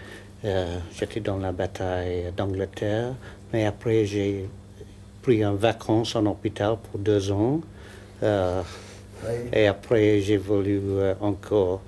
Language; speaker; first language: French; non-native, learner; English